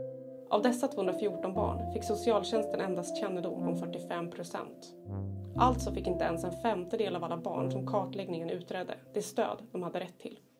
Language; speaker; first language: Swedish; native; Swedish